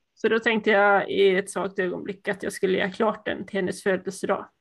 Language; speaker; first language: Swedish; native; Swedish